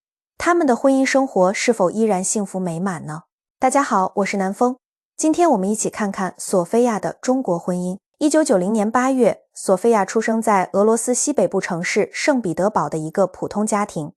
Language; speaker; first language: Chinese; native; Chinese